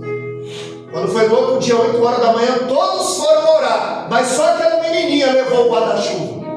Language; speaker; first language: Portuguese; native; Portuguese